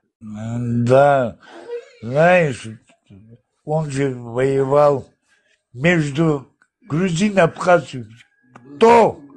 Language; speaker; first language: Russian; non-native, local second language; Abkhazian